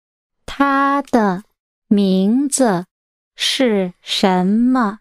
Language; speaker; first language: Chinese; non-native, learner; English